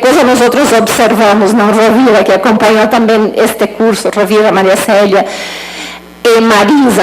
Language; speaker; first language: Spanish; non-native, learner; Portuguese